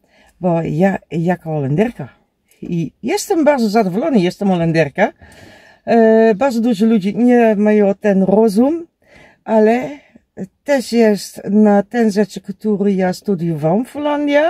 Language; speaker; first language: Polish; non-native, learner; Dutch